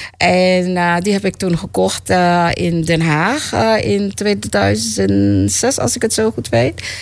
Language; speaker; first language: Dutch; native; Dutch